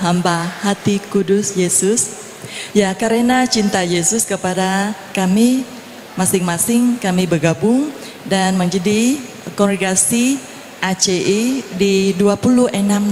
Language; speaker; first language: Indonesian; non-native, fluent; Vietnamese